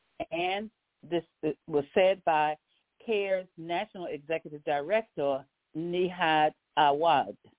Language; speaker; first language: English; native; English